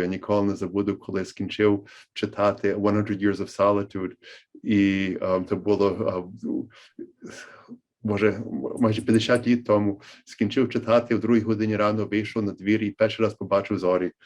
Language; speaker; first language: Ukrainian; early bilingual, heritage; Ukrainian